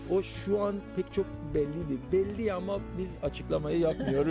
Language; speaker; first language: Turkish; non-native, fluent; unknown